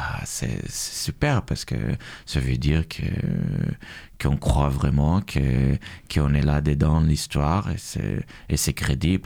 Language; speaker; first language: French; non-native, fluent; Hebrew